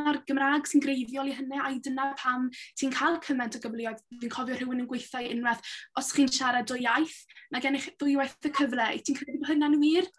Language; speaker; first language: Welsh; native; Welsh